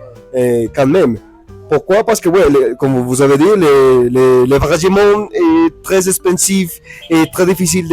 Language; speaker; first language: French; non-native, learner; Spanish